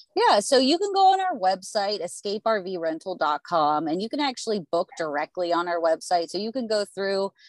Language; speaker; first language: English; native; English